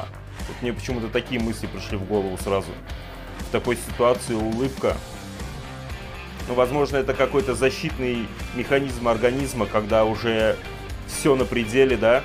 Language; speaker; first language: Russian; native; Russian